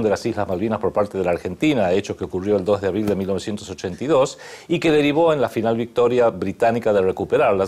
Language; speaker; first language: Spanish; native; Spanish